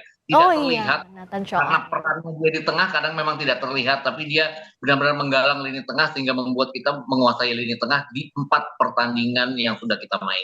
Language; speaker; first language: Indonesian; native; Indonesian